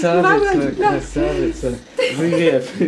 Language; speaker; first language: Russian; non-native, fluent; English